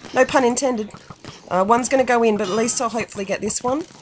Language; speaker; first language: English; native; English